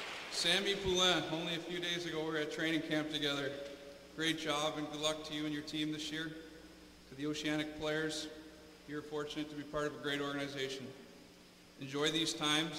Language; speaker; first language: English; native; English